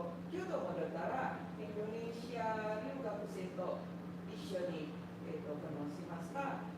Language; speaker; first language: Japanese; non-native, learner; Indonesian